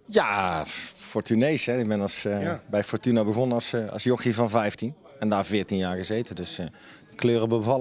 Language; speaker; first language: Dutch; native; Dutch